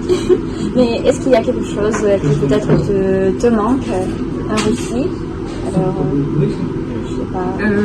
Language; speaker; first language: French; non-native, fluent; Russian